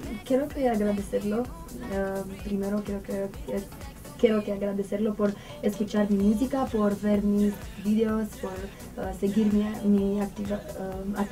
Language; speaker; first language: Spanish; non-native, learner; Romanian